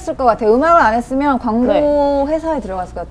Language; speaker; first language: Korean; native; Korean